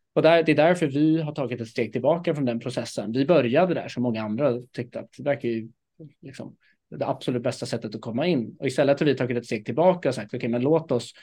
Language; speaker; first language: Swedish; native; Swedish